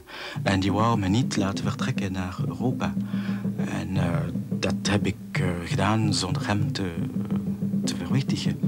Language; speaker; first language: Dutch; non-native, fluent; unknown